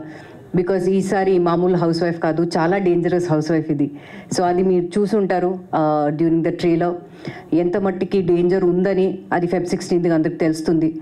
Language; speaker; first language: Telugu; non-native, fluent; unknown